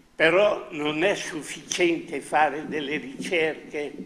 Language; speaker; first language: Italian; native; Italian